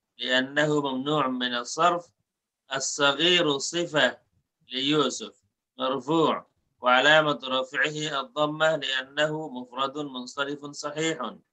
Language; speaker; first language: Arabic; non-native, fluent; Bangla